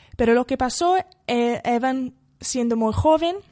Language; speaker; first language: Spanish; non-native, fluent; English